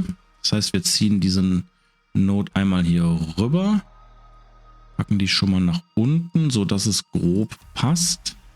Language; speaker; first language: German; native; German